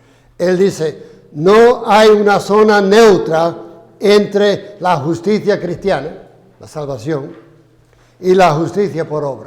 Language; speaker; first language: Spanish; non-native, fluent; English